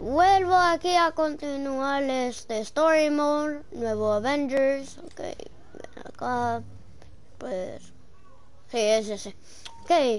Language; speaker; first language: Spanish; early bilingual, heritage; English